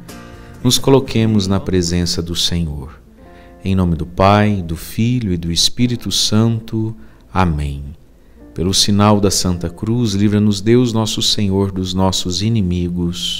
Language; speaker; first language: Portuguese; native; Portuguese